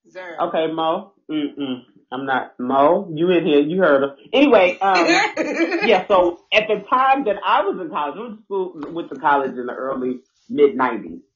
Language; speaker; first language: English; native; English